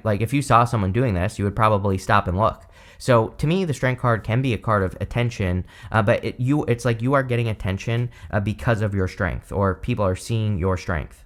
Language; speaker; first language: English; native; English